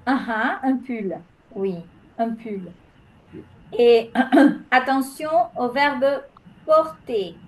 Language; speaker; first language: French; non-native, fluent; Spanish